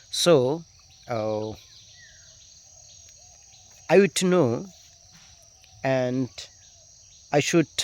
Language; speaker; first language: English; non-native, learner; Bangla